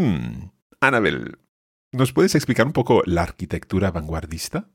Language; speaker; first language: Spanish; non-native, fluent; English